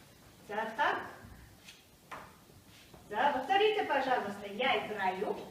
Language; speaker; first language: Russian; non-native, fluent; Mongolian